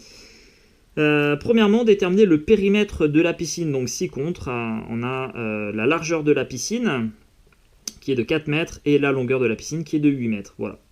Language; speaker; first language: French; native; French